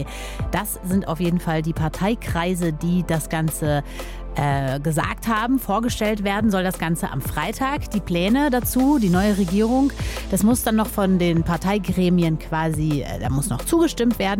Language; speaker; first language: German; native; German